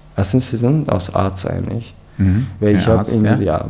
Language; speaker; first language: German; non-native, fluent; Persian